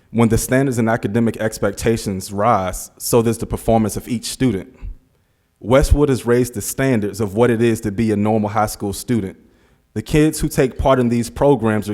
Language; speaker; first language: English; native; English